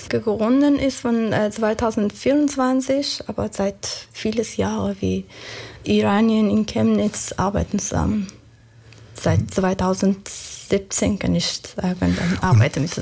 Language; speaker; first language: German; non-native, learner; Persian